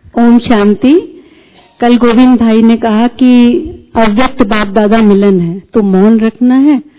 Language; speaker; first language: Hindi; native; Hindi